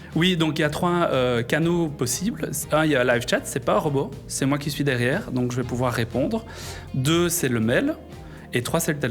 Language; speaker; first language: French; native; French